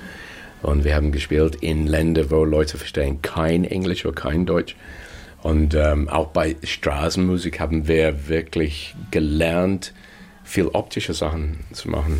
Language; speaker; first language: German; non-native, fluent; English